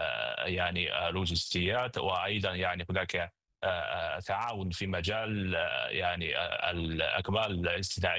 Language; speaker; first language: Arabic; non-native, fluent; Chinese